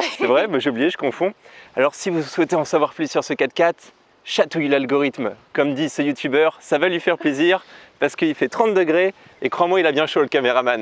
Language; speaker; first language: French; native; French